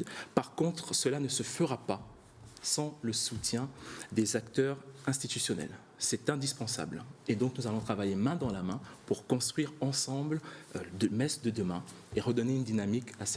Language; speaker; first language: French; native; French